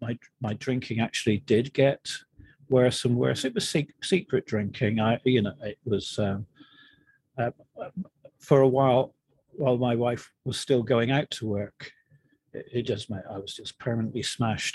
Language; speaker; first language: English; native; English